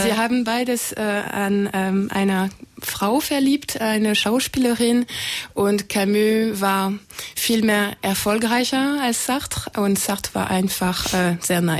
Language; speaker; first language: German; non-native, fluent; French